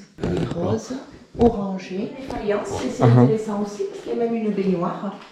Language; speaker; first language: French; native; French